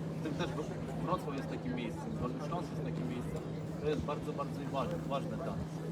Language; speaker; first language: Polish; non-native, fluent; Ukrainian